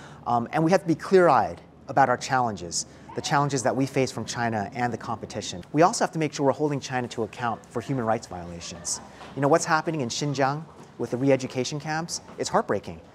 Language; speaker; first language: English; early bilingual, other home language; Chinese